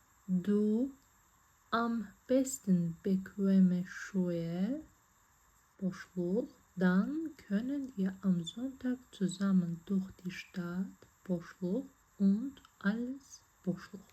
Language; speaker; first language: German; non-native, fluent; Azerbaijani